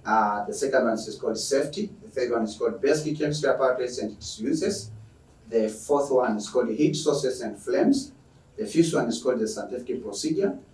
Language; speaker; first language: English; non-native, local second language; Swahili